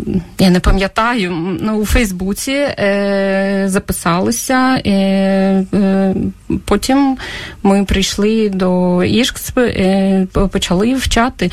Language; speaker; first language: Ukrainian; non-native, local second language; Russian